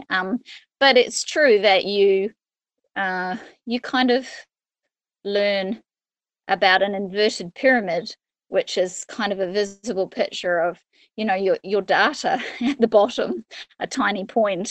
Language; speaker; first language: English; native; English